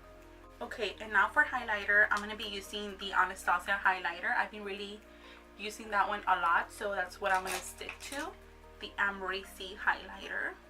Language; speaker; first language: English; native; English